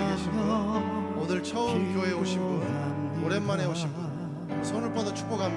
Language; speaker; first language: Korean; native; Korean